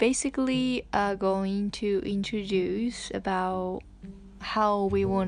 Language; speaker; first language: English; non-native, fluent; Japanese